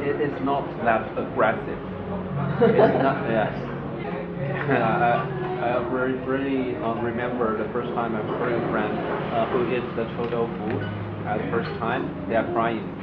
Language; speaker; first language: English; non-native, learner; Chinese